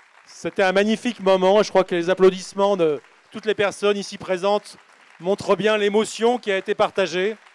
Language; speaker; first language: French; native; French